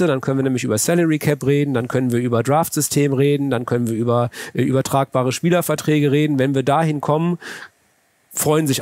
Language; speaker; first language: German; native; German